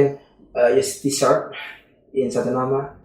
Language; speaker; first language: English; non-native, learner; Indonesian